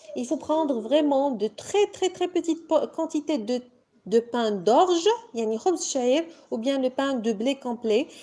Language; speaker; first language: French; non-native, local second language; Arabic